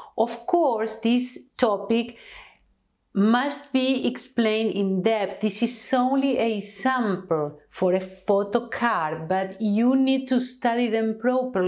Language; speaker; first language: English; non-native, fluent; Spanish